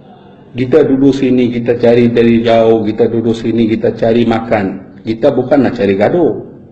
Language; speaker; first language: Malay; non-native, fluent; Bangla